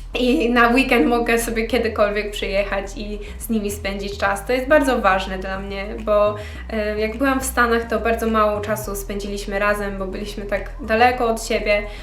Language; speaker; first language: Polish; early bilingual, heritage; Polish